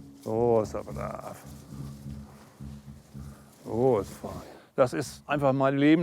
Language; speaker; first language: German; native; German